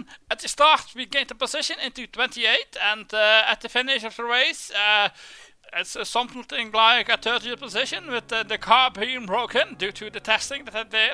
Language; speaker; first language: English; non-native, fluent; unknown